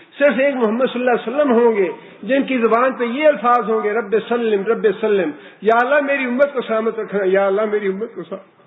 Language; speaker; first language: Urdu; non-native, local second language; Punjabi